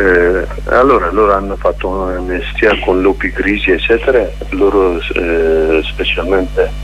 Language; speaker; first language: Italian; non-native, learner; Kurdish